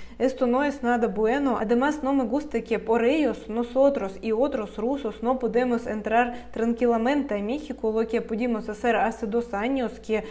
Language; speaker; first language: Spanish; non-native, fluent; Russian